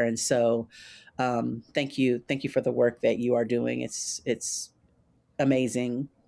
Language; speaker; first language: English; native; English